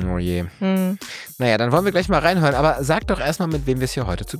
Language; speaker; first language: German; native; German